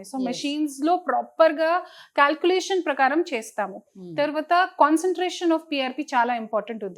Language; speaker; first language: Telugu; non-native, fluent; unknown